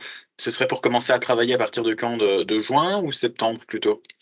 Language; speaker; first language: French; native; French